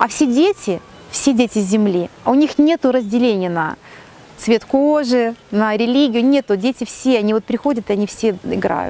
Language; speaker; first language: Russian; native; Russian